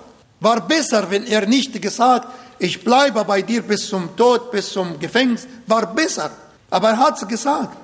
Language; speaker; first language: German; non-native, fluent; Arabic